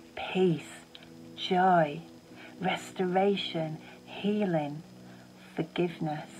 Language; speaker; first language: English; native; English